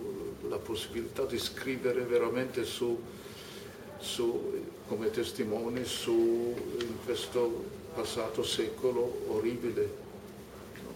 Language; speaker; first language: Italian; non-native, fluent; German